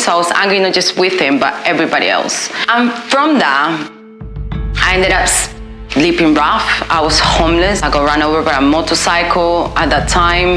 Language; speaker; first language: English; non-native, fluent; Spanish